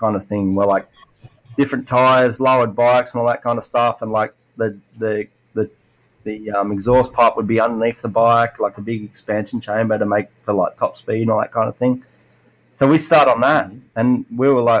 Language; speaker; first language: English; native; English